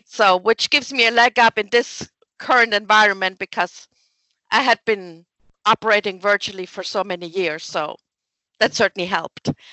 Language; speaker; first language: English; non-native, fluent; German